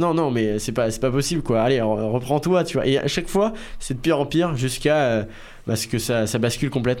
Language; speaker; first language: French; native; French